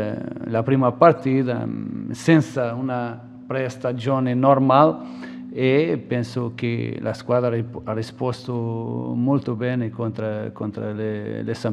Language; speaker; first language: Italian; non-native, fluent; Portuguese